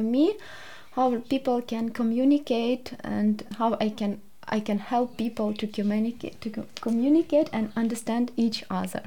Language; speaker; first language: English; non-native, learner; Ukrainian